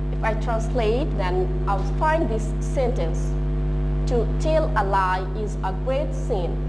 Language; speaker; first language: English; non-native, local second language; Bangla